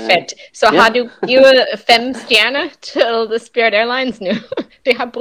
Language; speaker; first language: Danish; non-native, fluent; English